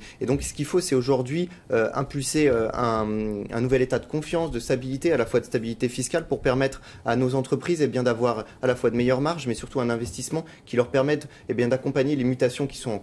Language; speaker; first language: French; native; French